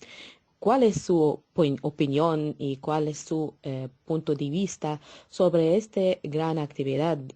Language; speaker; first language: Spanish; non-native, fluent; Arabic